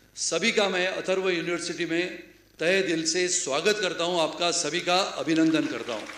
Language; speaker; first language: Hindi; non-native, local second language; Marathi